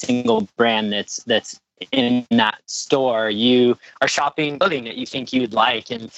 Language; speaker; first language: English; native; English